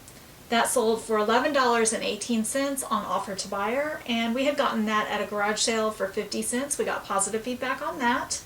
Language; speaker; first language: English; native; English